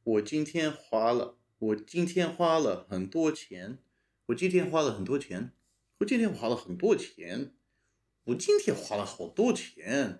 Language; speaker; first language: Chinese; non-native, learner; English